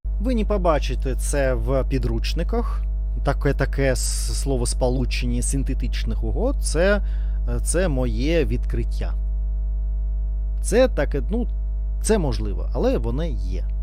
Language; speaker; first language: Ukrainian; non-native, learner; Russian